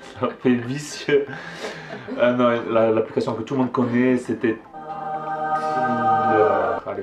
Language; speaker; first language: French; native; French